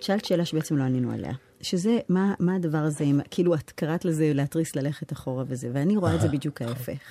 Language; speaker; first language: Hebrew; early bilingual, heritage; Hebrew